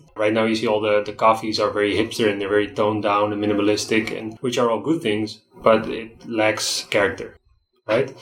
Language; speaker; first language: English; non-native, fluent; Dutch